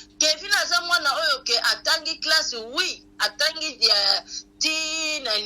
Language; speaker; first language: Lingala; non-native, local second language; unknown